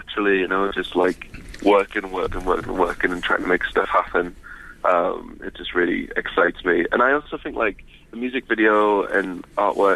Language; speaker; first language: English; native; English